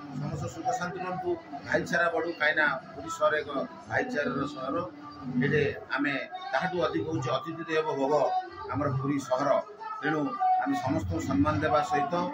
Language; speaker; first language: Odia; non-native, local second language; Telugu